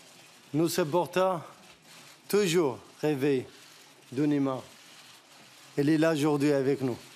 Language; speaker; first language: French; non-native, learner; Arabic